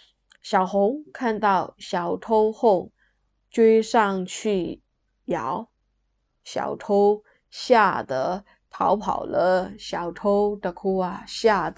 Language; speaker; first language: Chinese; non-native, fluent; Burmese